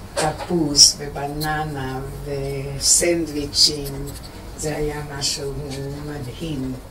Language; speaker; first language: Hebrew; non-native, fluent; Romanian